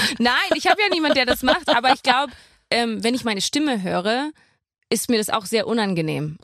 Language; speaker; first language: German; non-native, fluent; English